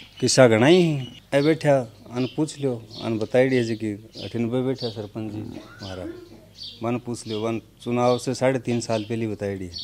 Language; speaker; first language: Hindi; native; Hindi